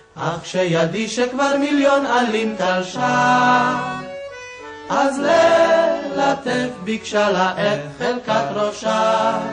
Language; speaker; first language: Hebrew; native; Hebrew